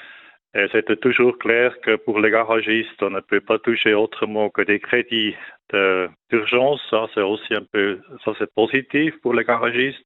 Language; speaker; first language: French; non-native, local second language; German